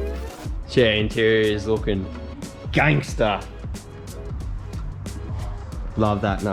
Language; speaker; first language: English; native; English